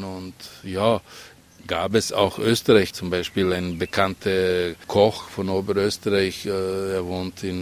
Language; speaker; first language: German; non-native, fluent; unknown